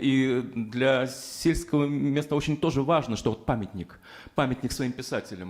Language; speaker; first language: Russian; native; Russian